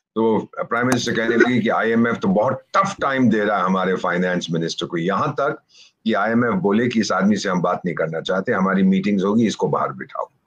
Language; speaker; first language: Hindi; native; Hindi